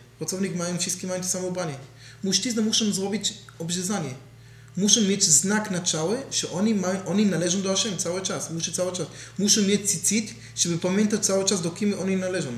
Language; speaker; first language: Polish; non-native, learner; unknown